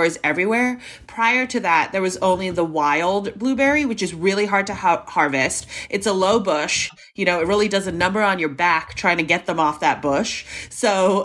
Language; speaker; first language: English; non-native, local second language; Cantonese